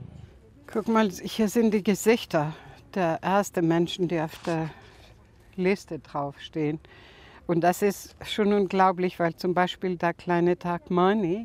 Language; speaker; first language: German; non-native, fluent; Greek